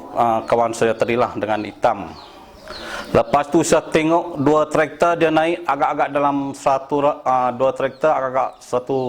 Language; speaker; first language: Malay; non-native, local second language; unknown